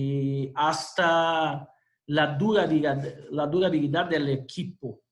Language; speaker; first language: Spanish; non-native, fluent; Portuguese